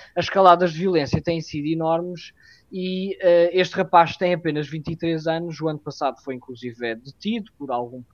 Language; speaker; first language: Portuguese; native; Portuguese